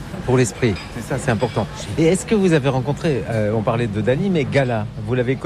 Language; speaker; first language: French; native; French